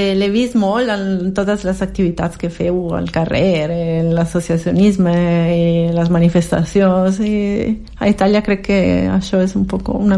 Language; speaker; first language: Catalan; non-native, fluent; Italian